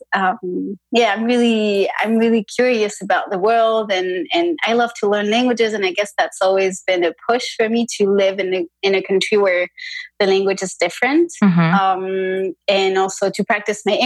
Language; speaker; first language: English; non-native, fluent; French